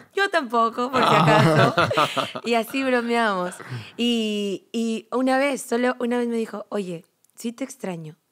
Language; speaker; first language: Spanish; native; Spanish